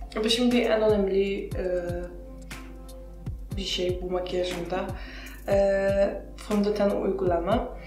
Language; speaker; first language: Turkish; non-native, fluent; Russian